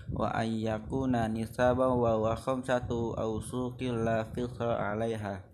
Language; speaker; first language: Arabic; non-native, learner; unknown